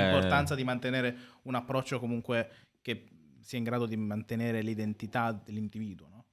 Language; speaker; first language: Italian; native; Italian